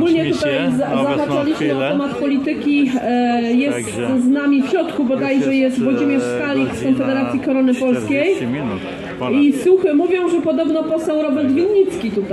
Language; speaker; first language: Polish; native; Polish